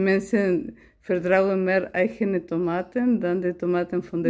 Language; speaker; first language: Dutch; non-native, learner; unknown